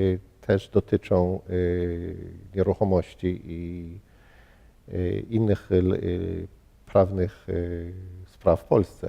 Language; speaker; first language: Polish; early bilingual, heritage; Polish